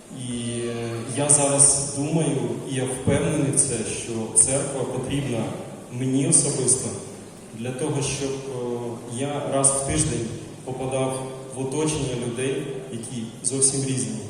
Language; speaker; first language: Ukrainian; non-native, local second language; Russian